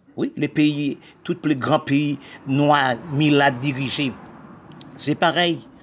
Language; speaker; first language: French; non-native, local second language; Haitian Creole